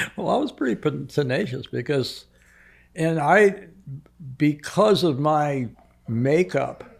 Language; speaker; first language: English; native; English